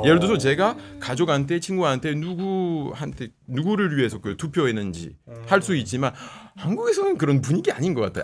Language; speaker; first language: Korean; non-native, fluent; French